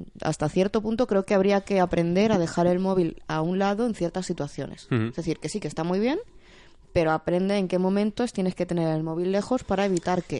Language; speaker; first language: Spanish; native; Spanish